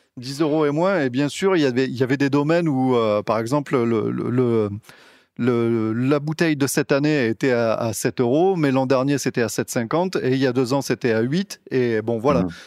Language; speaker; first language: French; native; French